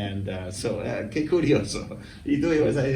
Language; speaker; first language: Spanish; non-native, fluent; English